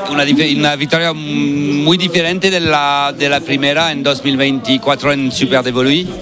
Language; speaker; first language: Spanish; non-native, fluent; French